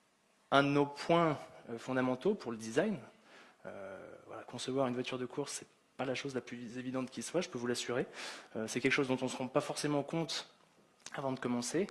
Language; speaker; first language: French; native; French